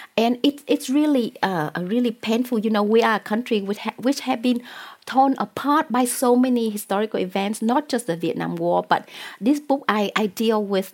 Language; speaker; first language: English; non-native, fluent; Vietnamese